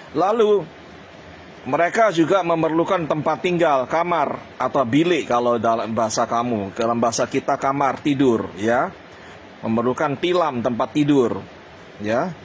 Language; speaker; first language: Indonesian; native; Indonesian